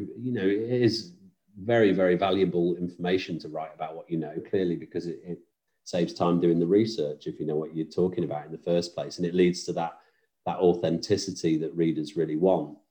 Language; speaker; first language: English; native; English